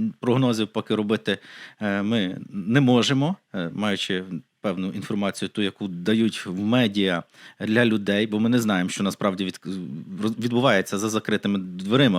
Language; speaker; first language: Ukrainian; native; Ukrainian